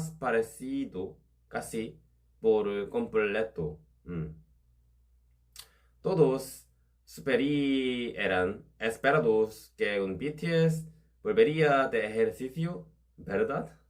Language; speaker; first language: Spanish; non-native, learner; Korean